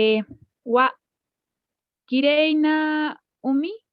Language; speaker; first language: Japanese; non-native, learner; Spanish